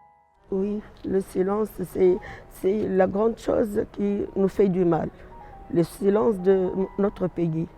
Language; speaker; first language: French; non-native, local second language; Arabic